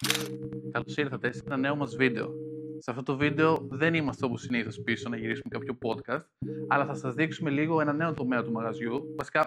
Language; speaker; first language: Greek; native; Greek